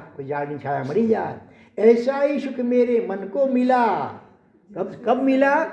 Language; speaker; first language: Hindi; non-native, local second language; Gujarati